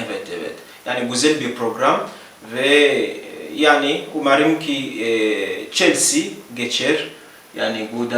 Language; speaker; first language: Turkish; non-native, learner; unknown